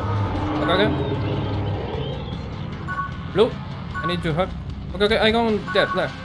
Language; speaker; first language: English; non-native, learner; Spanish